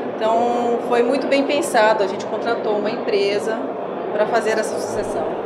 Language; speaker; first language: Portuguese; native; Portuguese